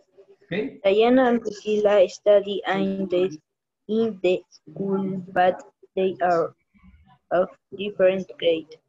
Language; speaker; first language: English; non-native, learner; Spanish